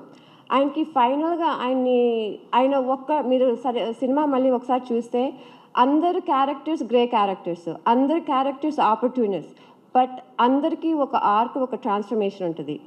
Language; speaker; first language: Telugu; early bilingual, heritage; Telugu